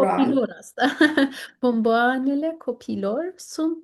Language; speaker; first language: Romanian; non-native, learner; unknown